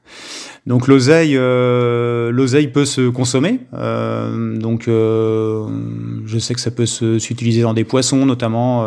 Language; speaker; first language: French; native; French